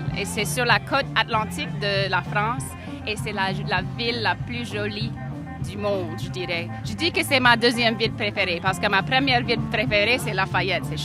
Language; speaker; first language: French; non-native, fluent; English